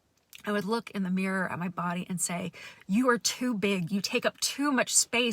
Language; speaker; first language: English; native; English